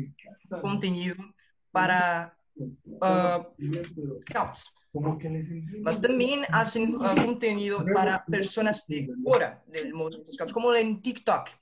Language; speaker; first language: Spanish; non-native, learner; Portuguese